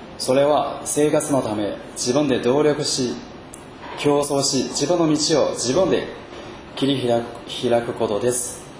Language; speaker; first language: Japanese; non-native, fluent; Chinese